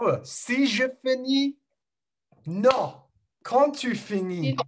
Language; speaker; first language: French; non-native, learner; English